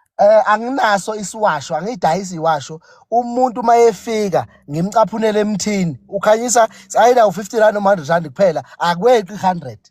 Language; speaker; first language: Zulu; native; Zulu